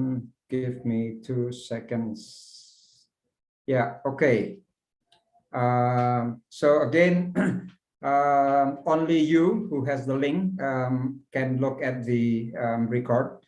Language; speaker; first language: English; non-native, fluent; Indonesian